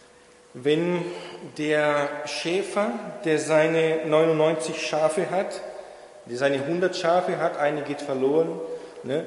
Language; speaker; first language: German; non-native, fluent; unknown